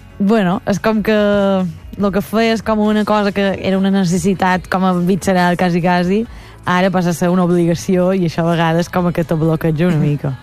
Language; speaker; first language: Catalan; native; Catalan